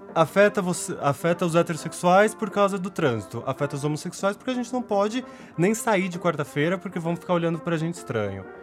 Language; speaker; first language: Portuguese; native; Portuguese